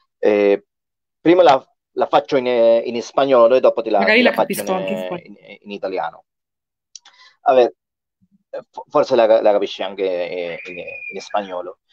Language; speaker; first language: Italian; non-native, learner; Spanish